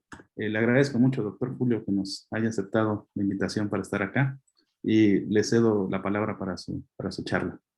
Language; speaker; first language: Spanish; native; Spanish